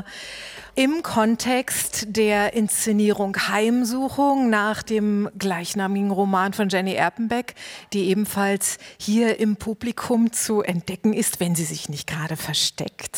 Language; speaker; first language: German; native; German